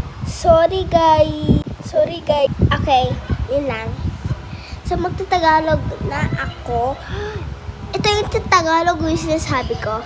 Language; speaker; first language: Filipino; native; Filipino